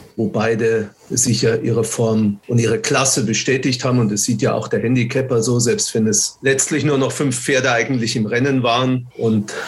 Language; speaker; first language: German; native; German